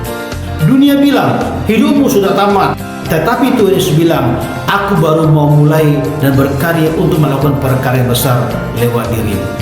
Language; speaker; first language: Indonesian; native; Indonesian